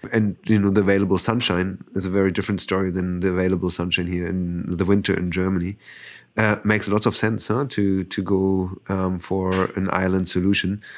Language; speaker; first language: English; non-native, fluent; German